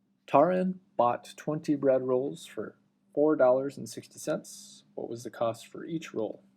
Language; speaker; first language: English; native; English